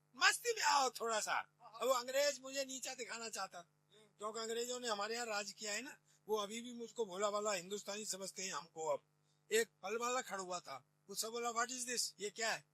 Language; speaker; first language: Hindi; native; Hindi